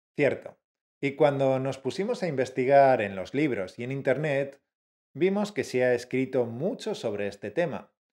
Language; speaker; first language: Spanish; native; Spanish